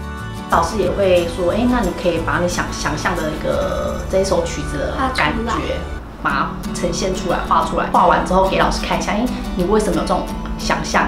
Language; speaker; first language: Chinese; native; Chinese